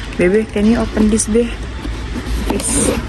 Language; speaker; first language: English; non-native, learner; Indonesian